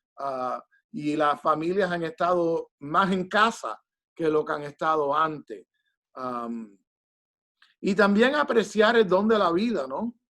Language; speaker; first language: Spanish; early bilingual, heritage; Spanish